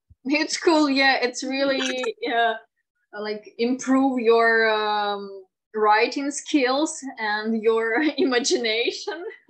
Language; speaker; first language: English; non-native, fluent; Ukrainian